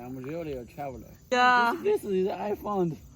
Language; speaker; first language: English; non-native, learner; Chinese